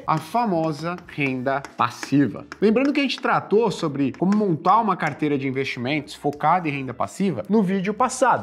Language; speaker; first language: Portuguese; native; Portuguese